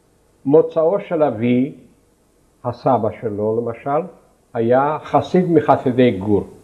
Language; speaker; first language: Hebrew; non-native, fluent; Yiddish